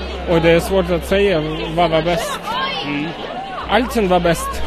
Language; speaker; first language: Swedish; non-native, fluent; Russian